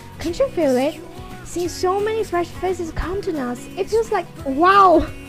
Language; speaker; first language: English; non-native, fluent; Chinese